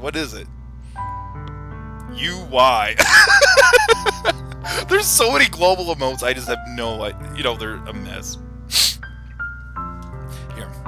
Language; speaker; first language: English; native; English